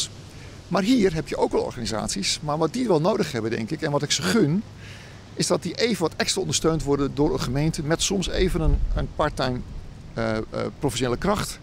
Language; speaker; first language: Dutch; native; Dutch